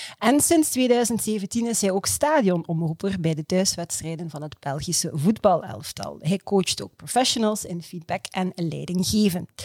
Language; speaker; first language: Dutch; native; Dutch